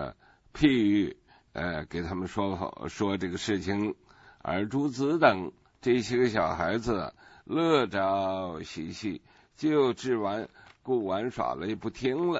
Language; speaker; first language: Chinese; native; Chinese